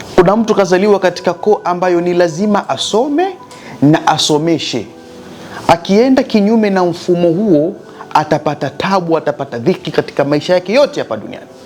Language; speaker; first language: Swahili; native; Swahili